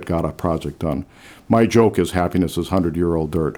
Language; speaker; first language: English; native; English